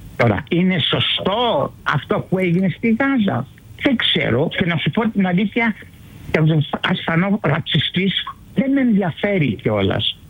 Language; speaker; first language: Greek; early bilingual, heritage; Greek